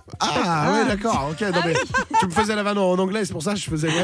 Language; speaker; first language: French; native; French